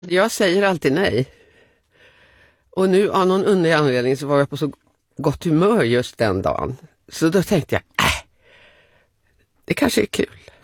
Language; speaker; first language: Swedish; native; Swedish